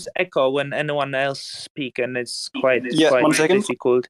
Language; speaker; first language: English; non-native, fluent; Polish